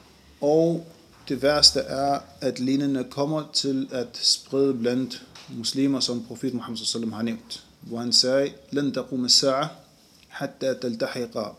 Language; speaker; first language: Danish; non-native, fluent; Arabic